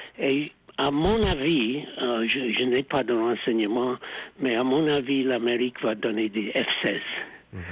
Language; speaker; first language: French; non-native, fluent; English